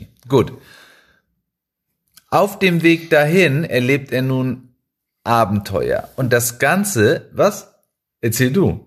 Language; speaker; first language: German; non-native, fluent; Spanish